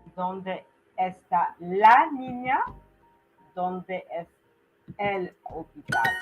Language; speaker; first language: Spanish; non-native, learner; English